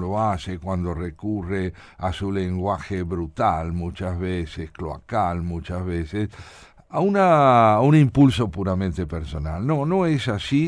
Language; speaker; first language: Spanish; native; Spanish